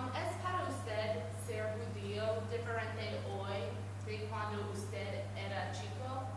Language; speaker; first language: Spanish; non-native, learner; English